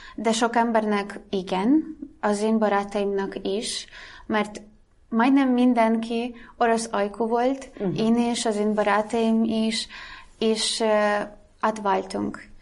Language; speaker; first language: Hungarian; non-native, fluent; Russian